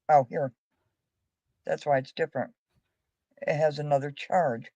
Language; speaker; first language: English; native; English